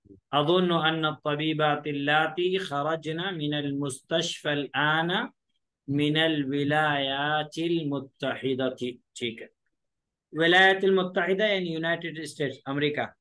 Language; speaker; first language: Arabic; non-native, fluent; Urdu